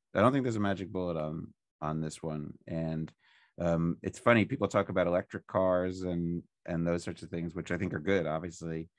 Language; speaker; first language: English; native; English